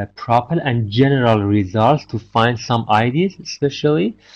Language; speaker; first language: English; non-native, fluent; Persian